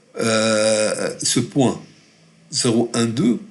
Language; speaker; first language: French; non-native, local second language; Arabic